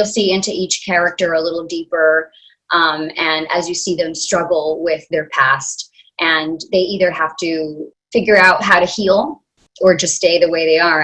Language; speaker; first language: English; early bilingual, other home language; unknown